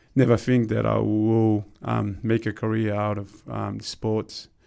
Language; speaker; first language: English; non-native, fluent; Tongan